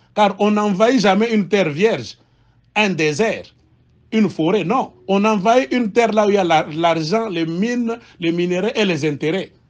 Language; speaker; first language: French; non-native, local second language; Swahili